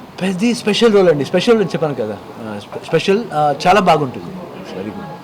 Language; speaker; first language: Telugu; non-native, learner; Kannada